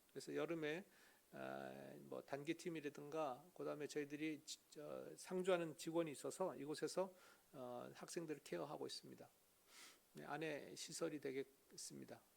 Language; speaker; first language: Korean; native; Korean